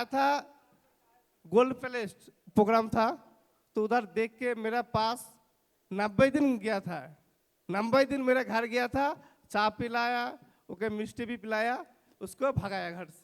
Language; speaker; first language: Hindi; non-native, local second language; Bangla